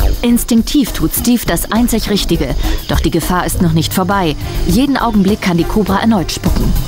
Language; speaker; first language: German; native; German